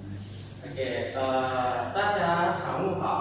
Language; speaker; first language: Chinese; non-native, learner; Indonesian